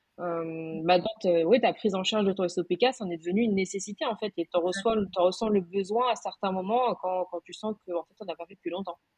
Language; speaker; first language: French; native; French